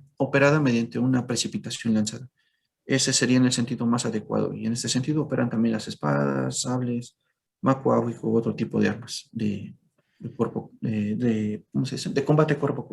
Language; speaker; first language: Spanish; native; Spanish